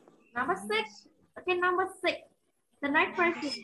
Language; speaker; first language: English; non-native, learner; Vietnamese